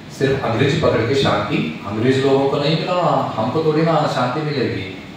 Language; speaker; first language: Hindi; non-native, local second language; Telugu